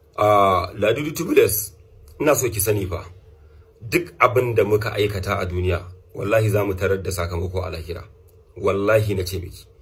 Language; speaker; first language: Hausa; non-native, local second language; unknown